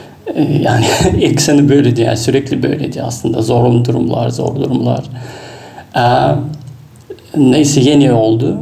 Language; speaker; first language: Turkish; non-native, fluent; Russian